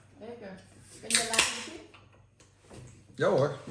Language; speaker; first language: Dutch; non-native, learner; Thai